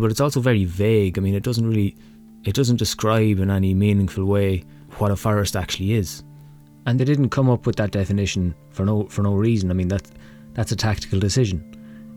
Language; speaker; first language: English; native; English